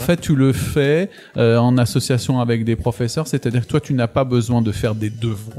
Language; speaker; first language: French; native; French